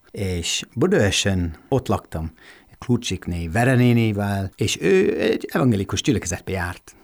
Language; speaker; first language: Hungarian; non-native, fluent; English